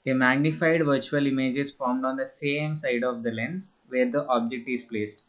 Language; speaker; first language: English; non-native, local second language; Telugu